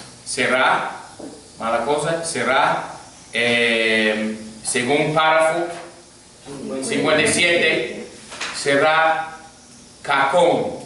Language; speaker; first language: Spanish; non-native, fluent; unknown